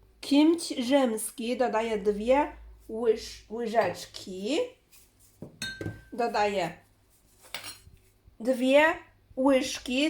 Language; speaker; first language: Polish; non-native, learner; Chinese